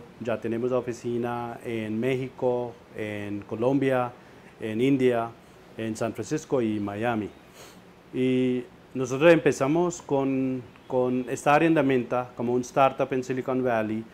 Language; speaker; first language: Spanish; non-native, fluent; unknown